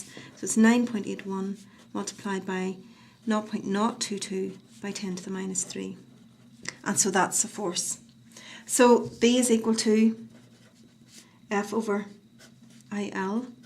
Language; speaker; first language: English; native; English